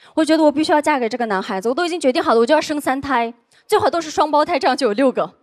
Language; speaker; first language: Chinese; non-native, local second language; Uyghur